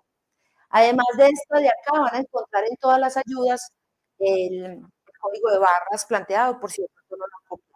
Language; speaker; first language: Spanish; native; Spanish